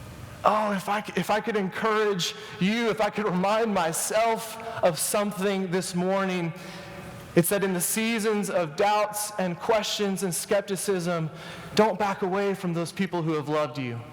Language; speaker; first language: English; native; English